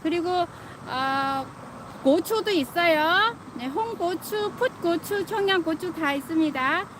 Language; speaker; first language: Korean; non-native, fluent; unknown